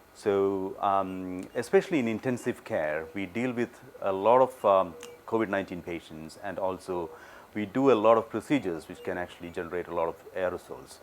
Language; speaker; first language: English; non-native, local second language; Malayalam